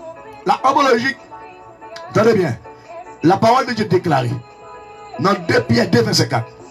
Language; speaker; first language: French; non-native, local second language; Haitian Creole